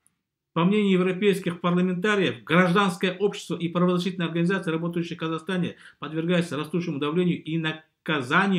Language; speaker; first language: Russian; native; Russian